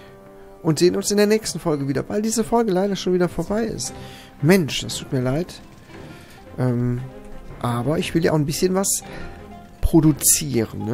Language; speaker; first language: German; native; German